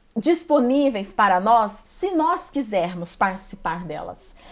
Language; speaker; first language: Portuguese; native; Portuguese